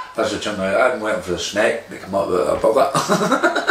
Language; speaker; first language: English; native; English